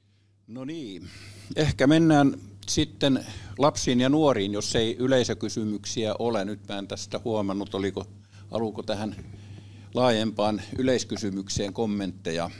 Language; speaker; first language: Finnish; native; Finnish